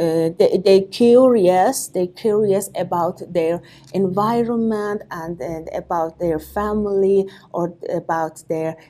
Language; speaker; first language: English; non-native, learner; Persian